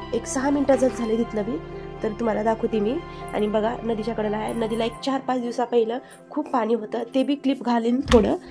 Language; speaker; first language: Marathi; early bilingual, heritage; Marathi